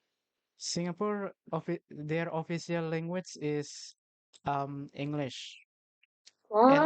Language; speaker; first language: English; non-native, learner; Indonesian